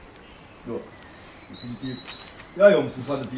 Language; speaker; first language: German; native; German